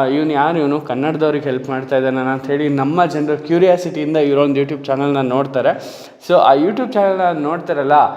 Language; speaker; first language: Kannada; native; Kannada